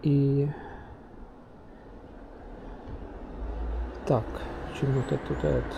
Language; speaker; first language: Russian; non-native, local second language; Estonian